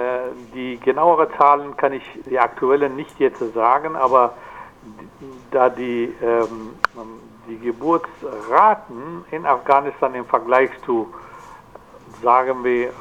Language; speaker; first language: German; non-native, fluent; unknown